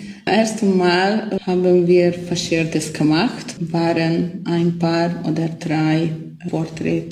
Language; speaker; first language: German; non-native, local second language; Hungarian